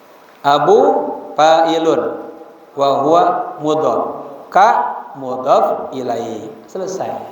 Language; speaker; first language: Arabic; non-native, fluent; Indonesian